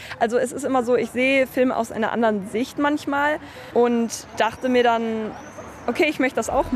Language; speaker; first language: German; native; German